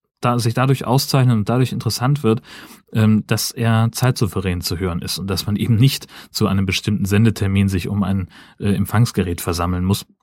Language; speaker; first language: German; native; German